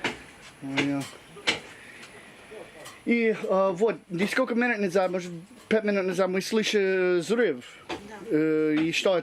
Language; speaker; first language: Russian; non-native, learner; English